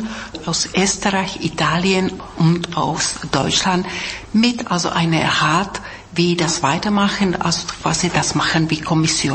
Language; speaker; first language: German; non-native, fluent; Czech